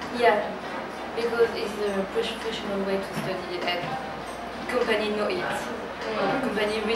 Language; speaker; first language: English; non-native, learner; French